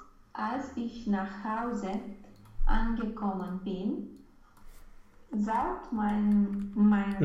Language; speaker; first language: German; non-native, learner; Romanian